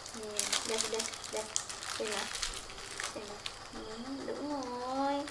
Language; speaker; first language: Vietnamese; native; Vietnamese